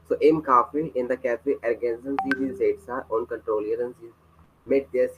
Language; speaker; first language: German; non-native, fluent; Hindi